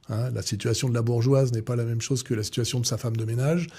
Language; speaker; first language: French; native; French